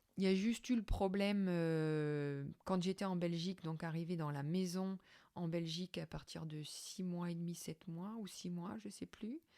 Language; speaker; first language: French; native; French